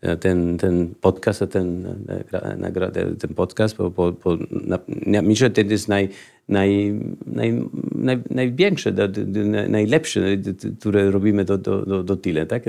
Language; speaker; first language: Polish; non-native, learner; Spanish